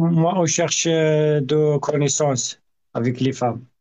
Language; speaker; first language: French; non-native, learner; Arabic